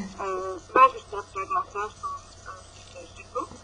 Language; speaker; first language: Greek; non-native, learner; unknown